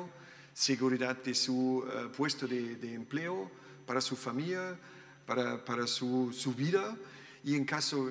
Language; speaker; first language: Spanish; non-native, learner; German